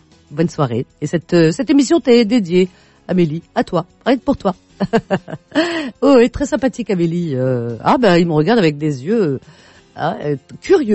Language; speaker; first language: French; native; French